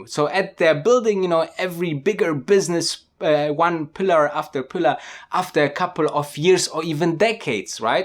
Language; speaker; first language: English; non-native, fluent; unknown